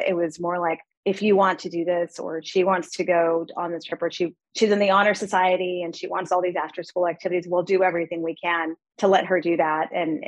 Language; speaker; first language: English; early bilingual, other home language; Spanish